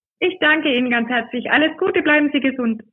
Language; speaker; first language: German; native; German